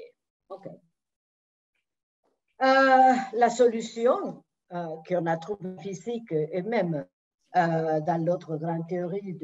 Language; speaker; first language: French; non-native, fluent; Spanish